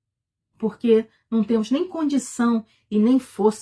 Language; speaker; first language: Portuguese; native; Portuguese